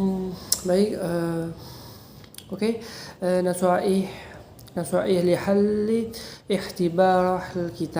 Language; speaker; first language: Arabic; non-native, learner; Indonesian